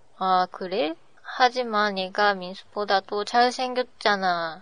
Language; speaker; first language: Korean; non-native, learner; Japanese